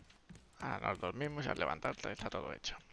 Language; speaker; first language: Spanish; native; Spanish